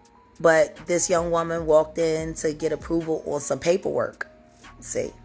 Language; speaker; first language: English; native; English